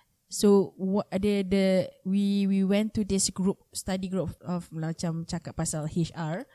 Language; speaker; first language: English; non-native, local second language; Malay